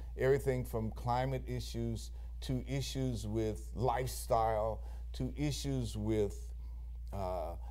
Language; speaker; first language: English; native; English